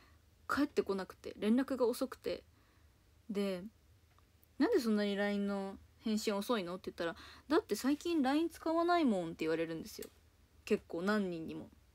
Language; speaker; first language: Japanese; native; Japanese